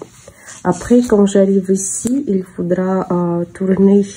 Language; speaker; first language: French; non-native, fluent; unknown